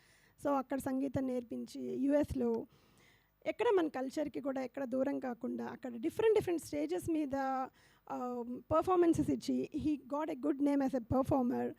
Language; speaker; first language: Telugu; native; Telugu